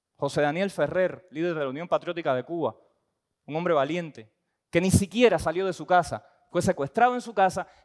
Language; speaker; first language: Spanish; native; Spanish